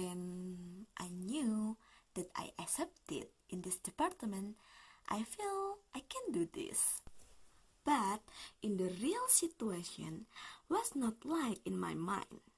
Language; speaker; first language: English; non-native, learner; Indonesian